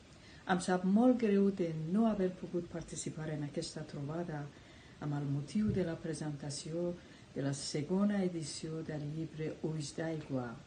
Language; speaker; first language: Catalan; non-native, fluent; Persian